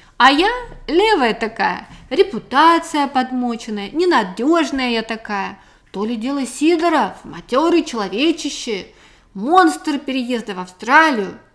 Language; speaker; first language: Russian; native; Russian